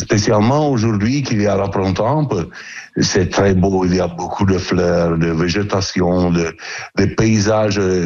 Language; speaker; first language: French; non-native, learner; Italian